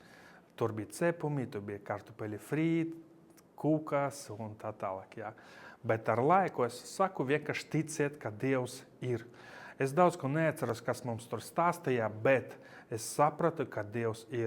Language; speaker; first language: Latvian; non-native, local second language; Russian